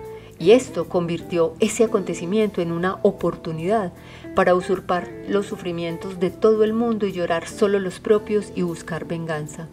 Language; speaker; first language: Spanish; native; Spanish